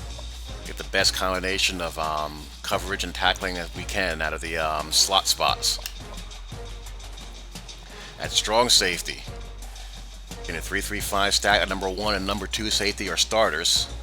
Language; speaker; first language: English; native; English